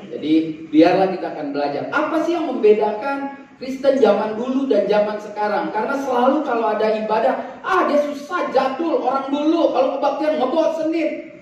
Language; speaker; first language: Indonesian; native; Indonesian